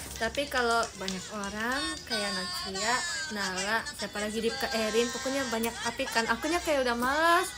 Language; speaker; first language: Indonesian; non-native, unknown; Japanese